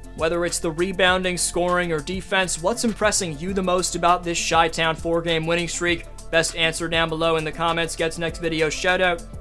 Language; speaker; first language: English; native; English